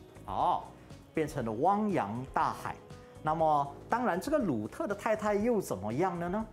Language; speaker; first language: Chinese; native; Chinese